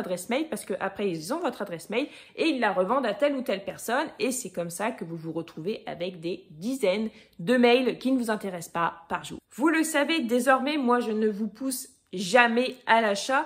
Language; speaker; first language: French; native; French